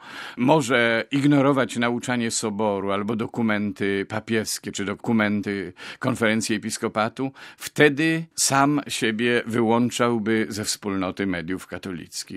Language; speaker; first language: Polish; native; Polish